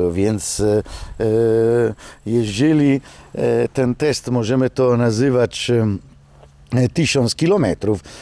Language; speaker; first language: Polish; non-native, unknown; Italian